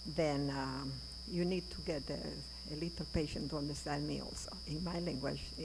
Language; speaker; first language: English; non-native, learner; Spanish